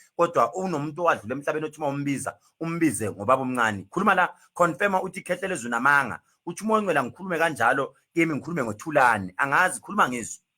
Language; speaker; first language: Zulu; native; Zulu